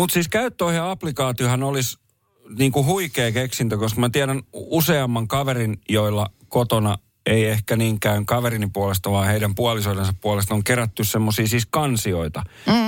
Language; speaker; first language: Finnish; native; Finnish